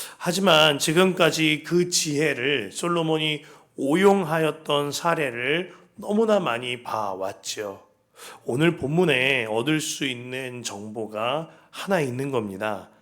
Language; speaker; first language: Korean; native; Korean